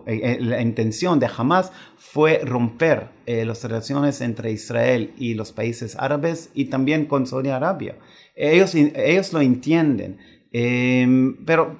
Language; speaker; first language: Spanish; non-native, fluent; Hebrew